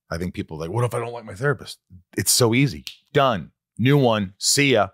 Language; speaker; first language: English; native; English